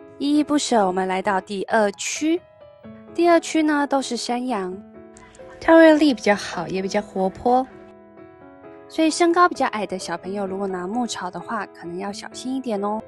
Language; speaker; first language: Chinese; native; Chinese